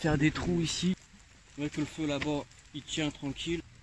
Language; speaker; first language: French; native; French